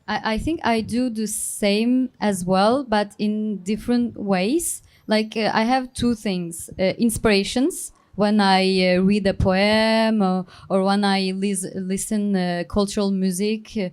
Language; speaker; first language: English; non-native, learner; Turkish